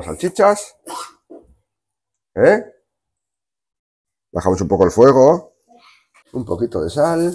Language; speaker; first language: Spanish; native; Spanish